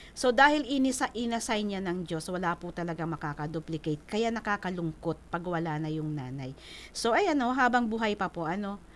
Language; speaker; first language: Filipino; non-native, local second language; Bikol